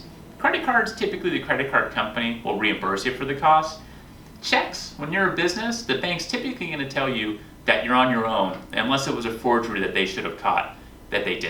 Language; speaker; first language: English; native; English